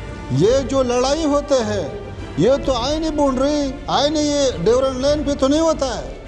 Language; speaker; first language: Hindi; non-native, fluent; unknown